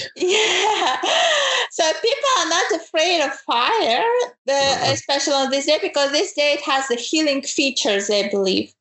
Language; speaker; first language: English; non-native, fluent; Ukrainian